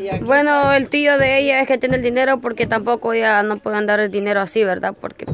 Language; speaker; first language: Spanish; native; Spanish